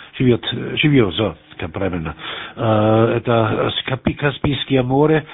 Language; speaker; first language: Russian; non-native, learner; German